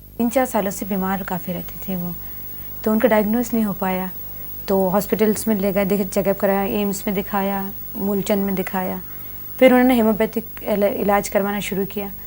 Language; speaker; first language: Hindi; non-native, local second language; Malayalam